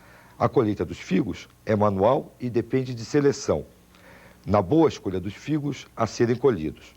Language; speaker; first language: Portuguese; native; Portuguese